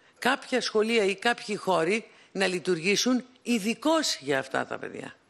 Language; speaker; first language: Greek; native; Greek